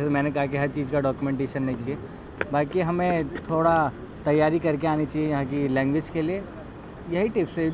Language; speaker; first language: Hindi; native; Hindi